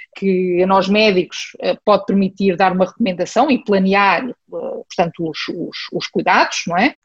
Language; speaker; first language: Portuguese; early bilingual, heritage; Portuguese